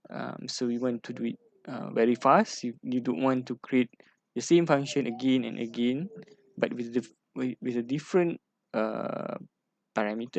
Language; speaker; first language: English; non-native, local second language; Malay